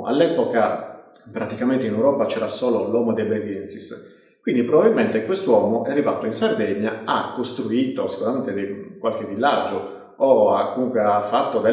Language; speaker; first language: Italian; native; Italian